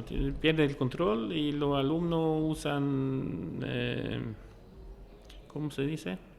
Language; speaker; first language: Spanish; non-native, fluent; Norwegian